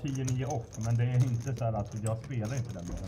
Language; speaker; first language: Swedish; native; Swedish